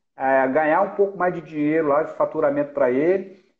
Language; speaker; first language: Portuguese; native; Portuguese